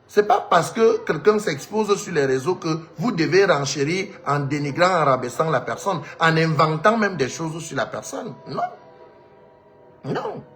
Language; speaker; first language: French; non-native, local second language; Lingala